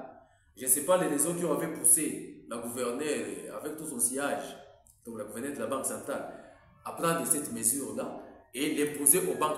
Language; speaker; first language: French; non-native, local second language; Swahili